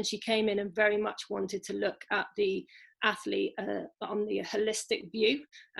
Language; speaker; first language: English; native; English